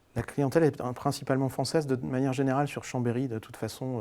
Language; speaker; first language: French; native; French